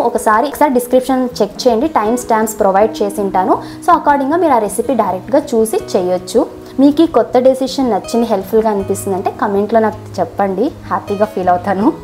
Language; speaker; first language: Telugu; non-native, local second language; Kannada